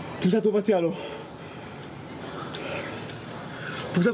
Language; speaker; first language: French; native; French